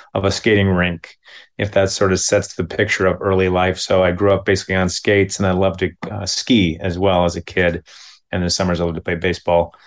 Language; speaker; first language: English; native; English